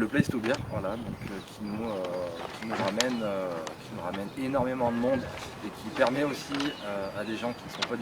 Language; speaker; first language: French; native; French